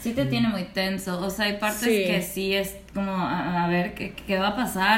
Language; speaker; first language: Spanish; native; Spanish